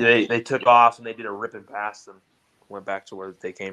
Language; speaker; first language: English; native; English